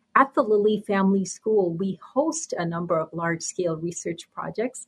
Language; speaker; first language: English; native; English